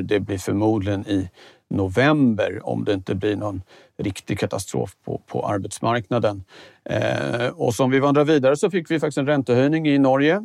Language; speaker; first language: Swedish; native; Swedish